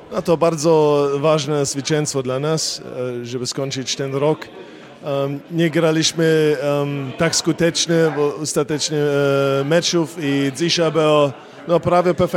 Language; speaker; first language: Polish; non-native, fluent; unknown